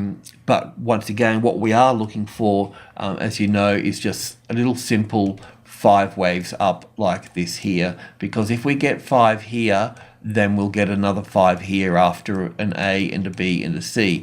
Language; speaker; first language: English; native; English